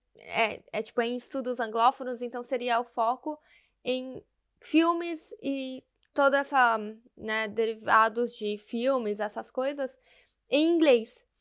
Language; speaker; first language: Portuguese; native; Portuguese